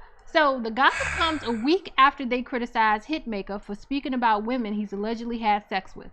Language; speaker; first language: English; native; English